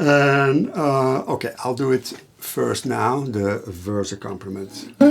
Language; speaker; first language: English; non-native, fluent; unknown